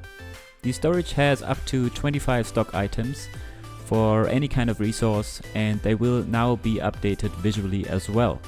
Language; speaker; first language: English; non-native, fluent; German